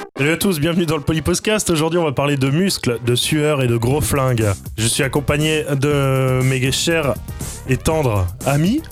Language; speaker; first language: French; native; French